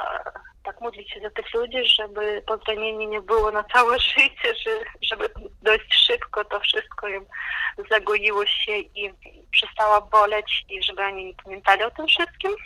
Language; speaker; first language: Polish; non-native, fluent; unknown